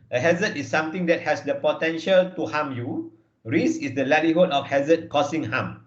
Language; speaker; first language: English; non-native, local second language; Malay